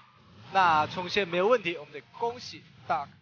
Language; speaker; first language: Chinese; native; Chinese